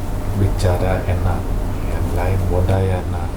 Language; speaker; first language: Indonesian; non-native, local second language; Malayalam